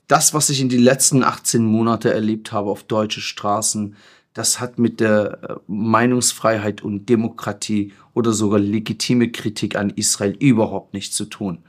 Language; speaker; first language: German; non-native, fluent; Persian